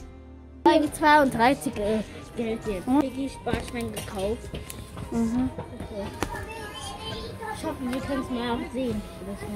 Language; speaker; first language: German; early bilingual, other home language; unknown